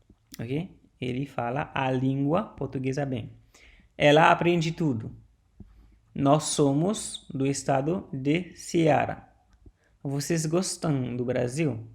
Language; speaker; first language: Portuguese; non-native, learner; Haitian Creole